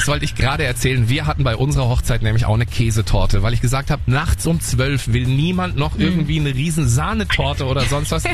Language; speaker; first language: German; native; German